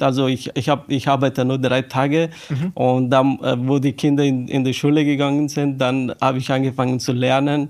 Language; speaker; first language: German; non-native, learner; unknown